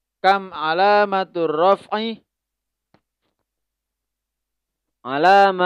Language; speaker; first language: Arabic; non-native, learner; Indonesian